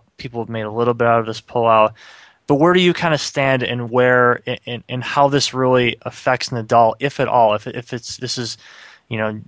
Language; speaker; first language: English; native; English